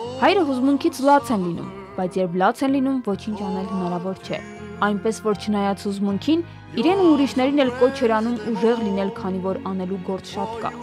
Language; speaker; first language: Armenian; native; Armenian